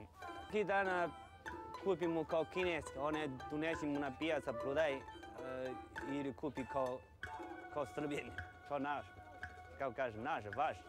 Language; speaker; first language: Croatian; non-native, learner; Chinese